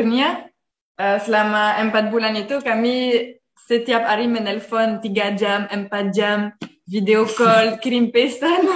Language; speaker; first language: Indonesian; non-native, fluent; French